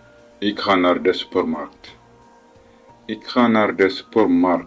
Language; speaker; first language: Dutch; non-native, learner; Tigrinya